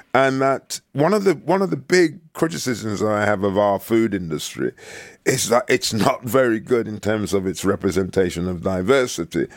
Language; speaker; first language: English; native; English